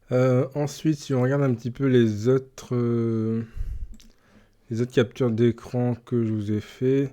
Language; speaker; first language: French; native; French